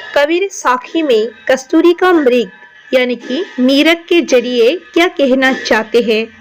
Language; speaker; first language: Hindi; non-native, local second language; Assamese